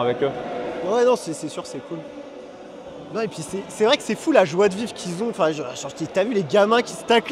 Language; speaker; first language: French; native; French